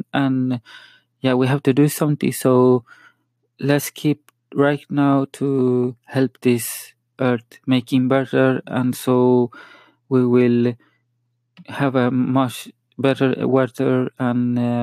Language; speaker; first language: English; non-native, learner; Spanish